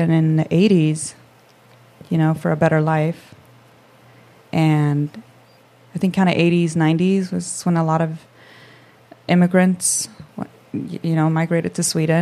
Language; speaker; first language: English; non-native, fluent; Swedish